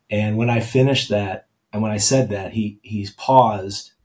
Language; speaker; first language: English; native; English